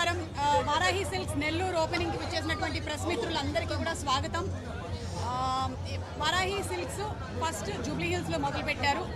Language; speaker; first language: Telugu; native; Telugu